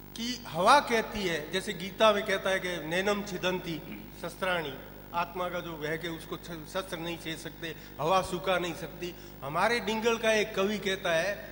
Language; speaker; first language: Hindi; non-native, local second language; Rajasthani